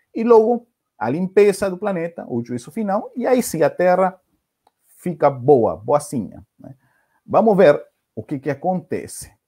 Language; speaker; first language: Portuguese; non-native, fluent; Spanish